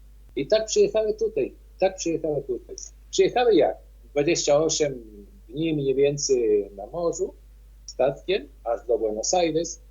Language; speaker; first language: Polish; early bilingual, heritage; Polish